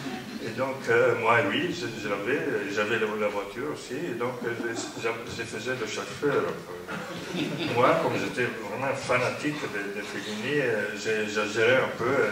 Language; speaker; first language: French; non-native, fluent; Italian